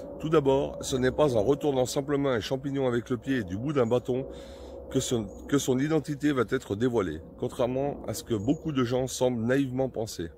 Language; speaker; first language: French; native; French